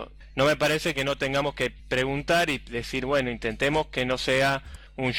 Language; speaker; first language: Spanish; native; Spanish